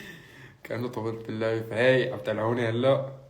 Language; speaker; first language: Arabic; native; Arabic